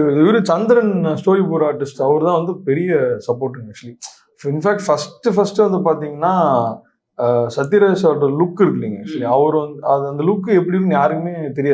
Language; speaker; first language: Tamil; native; Tamil